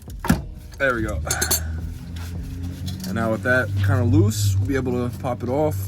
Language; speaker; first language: English; native; English